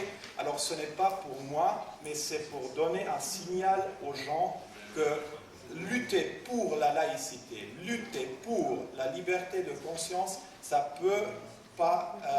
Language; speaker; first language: French; non-native, local second language; German